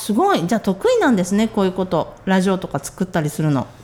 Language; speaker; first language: Japanese; native; Japanese